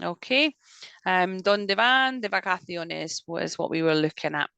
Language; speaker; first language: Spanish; non-native, fluent; English